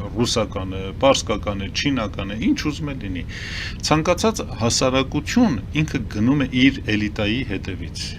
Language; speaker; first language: Armenian; early bilingual, heritage; Armenian